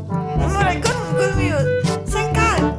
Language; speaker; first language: Turkish; non-native, learner; Filipino